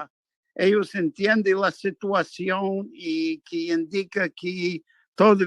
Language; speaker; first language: Spanish; non-native, fluent; English